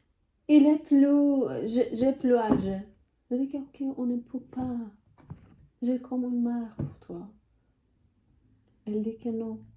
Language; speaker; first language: French; non-native, learner; Persian